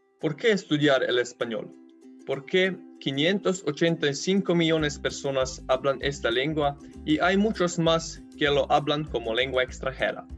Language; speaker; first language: Spanish; non-native, learner; Slovenian